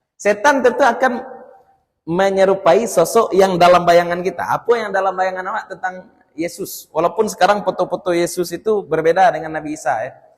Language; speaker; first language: Malay; non-native, local second language; Minangkabau